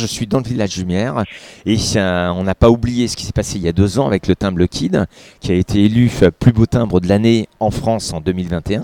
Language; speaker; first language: French; native; French